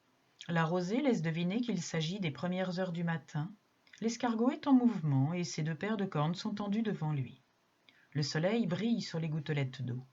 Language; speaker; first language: French; native; French